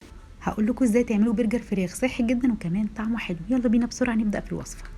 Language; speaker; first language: Arabic; native; Arabic